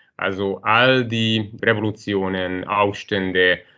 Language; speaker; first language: German; non-native, fluent; Hungarian